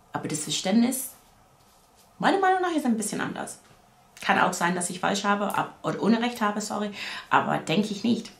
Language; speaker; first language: German; non-native, fluent; English